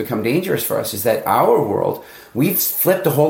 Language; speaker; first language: English; native; English